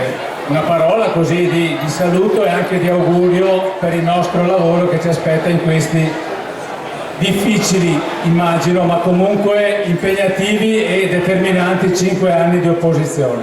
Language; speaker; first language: Italian; native; Italian